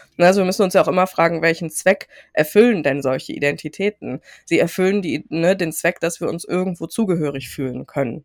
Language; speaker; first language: German; early bilingual, other home language; Turkish